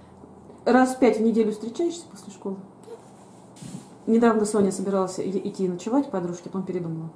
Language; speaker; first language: Russian; native; Russian